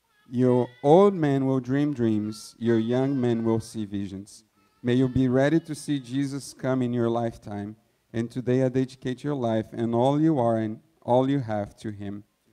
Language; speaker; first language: English; non-native, fluent; Portuguese